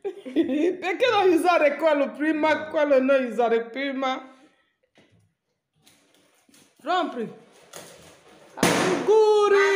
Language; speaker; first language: Italian; non-native, learner; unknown